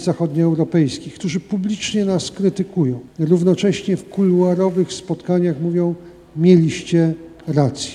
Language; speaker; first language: Polish; native; Polish